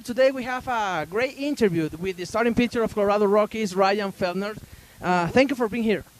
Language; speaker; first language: English; non-native, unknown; Spanish